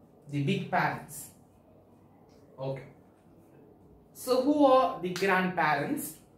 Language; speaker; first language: English; non-native, local second language; Tamil